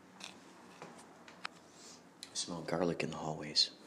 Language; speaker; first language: English; native; English